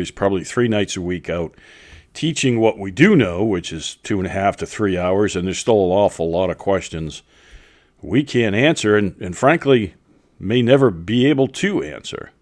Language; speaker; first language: English; native; English